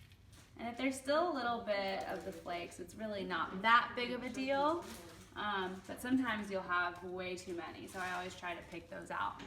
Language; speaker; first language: English; early bilingual, other home language; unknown